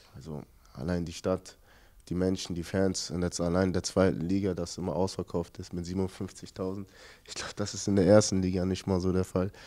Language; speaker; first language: German; native; German